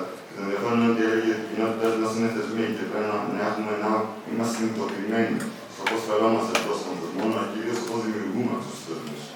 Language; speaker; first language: Greek; native; Greek